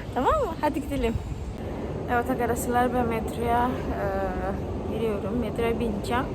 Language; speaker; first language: Turkish; non-native, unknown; Indonesian